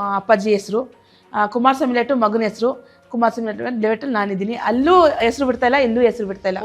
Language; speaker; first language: Kannada; non-native, local second language; Urdu